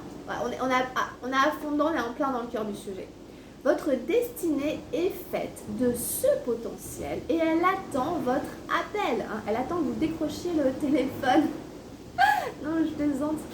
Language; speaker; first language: French; native; French